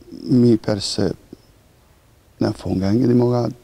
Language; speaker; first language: Hungarian; non-native, learner; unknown